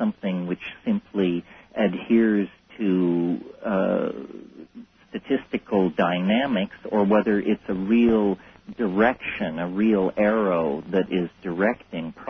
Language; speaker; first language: English; native; English